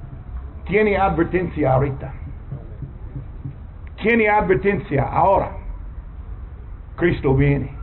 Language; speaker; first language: Spanish; non-native, learner; English